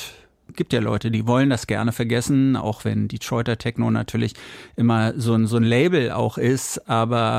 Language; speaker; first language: German; native; German